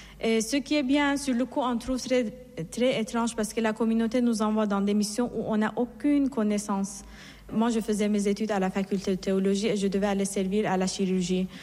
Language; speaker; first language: French; non-native, fluent; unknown